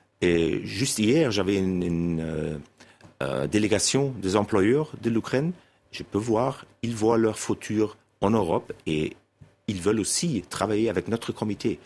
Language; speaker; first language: French; non-native, fluent; German